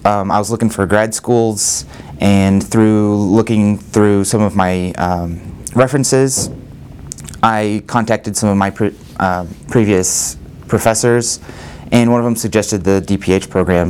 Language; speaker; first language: English; native; English